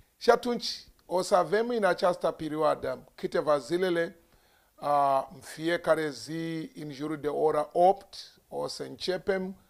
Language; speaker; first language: Romanian; non-native, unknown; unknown